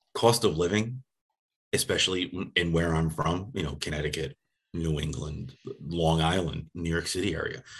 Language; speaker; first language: English; native; English